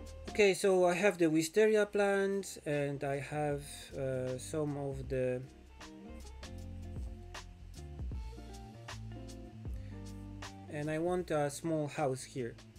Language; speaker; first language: English; non-native, fluent; Polish